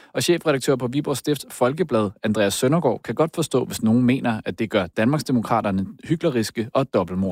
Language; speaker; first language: Danish; native; Danish